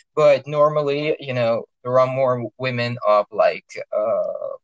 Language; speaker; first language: English; non-native, fluent; Russian